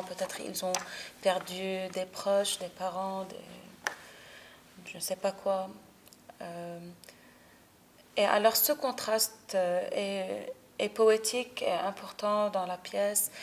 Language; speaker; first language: French; non-native, local second language; Arabic